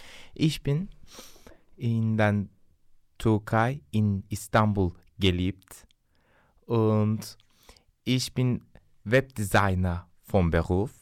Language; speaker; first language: German; non-native, learner; Turkish